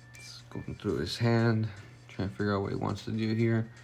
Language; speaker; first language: English; native; English